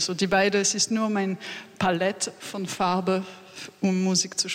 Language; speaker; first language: German; non-native, learner; French